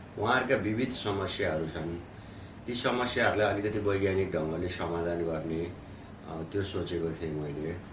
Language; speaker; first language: Nepali; native; Nepali